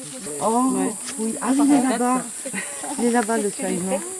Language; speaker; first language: French; native; French